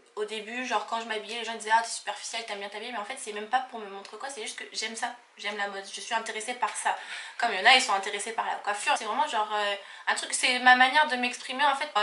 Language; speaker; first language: French; native; French